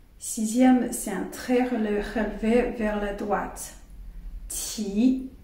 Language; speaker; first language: French; non-native, fluent; Chinese